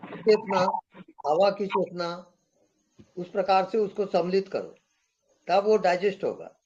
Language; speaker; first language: Hindi; native; Hindi